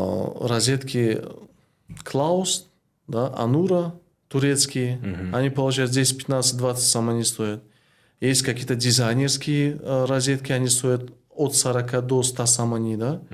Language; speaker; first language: Russian; non-native, local second language; Tajik